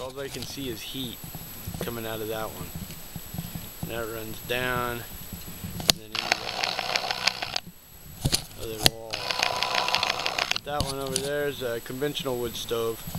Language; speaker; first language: English; native; English